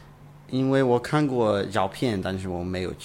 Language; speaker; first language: Chinese; non-native, learner; English